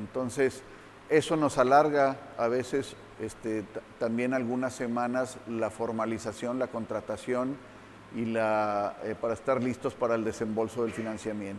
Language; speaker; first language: Spanish; native; Spanish